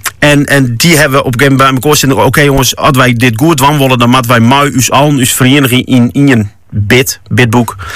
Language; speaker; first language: Dutch; non-native, local second language; Western Frisian